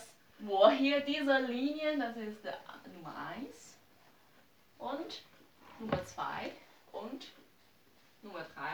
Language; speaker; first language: German; non-native, learner; Chinese